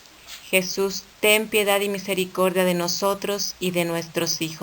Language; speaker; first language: Spanish; native; Spanish